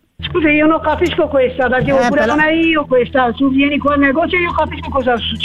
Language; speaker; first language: Italian; non-native, learner; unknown